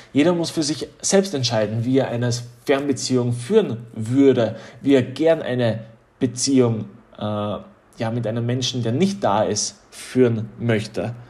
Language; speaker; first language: German; early bilingual, other home language; Polish